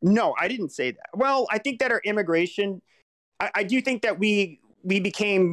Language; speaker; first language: English; native; English